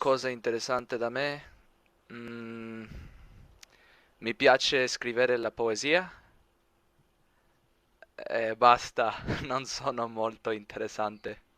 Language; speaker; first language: Italian; non-native, learner; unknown